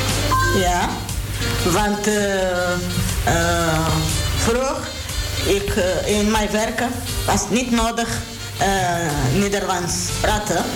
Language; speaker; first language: Dutch; non-native, learner; Portuguese